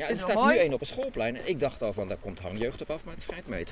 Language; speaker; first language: Dutch; native; Dutch